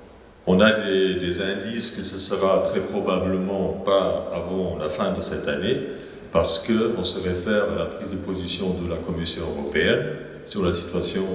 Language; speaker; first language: French; native; French